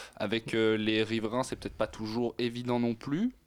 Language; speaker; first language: French; native; French